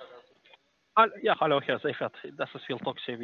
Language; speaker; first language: German; non-native, fluent; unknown